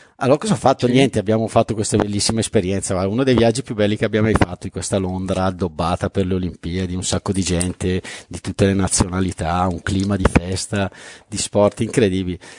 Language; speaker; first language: Italian; native; Italian